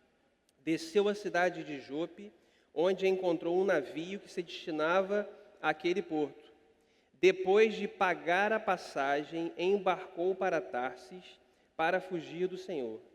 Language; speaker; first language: Portuguese; native; Portuguese